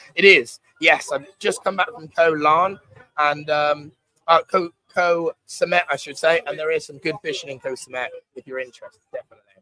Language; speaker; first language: English; native; English